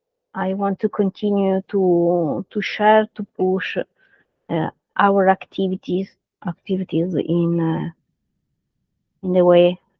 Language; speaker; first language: English; non-native, learner; Italian